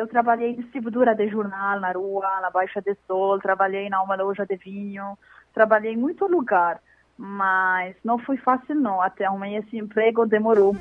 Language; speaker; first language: Portuguese; non-native, learner; Arabic